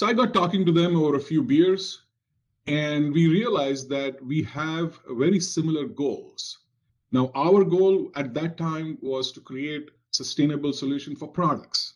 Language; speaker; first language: English; non-native, local second language; Marathi